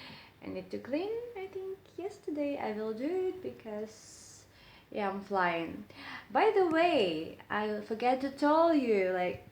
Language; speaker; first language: English; non-native, learner; Russian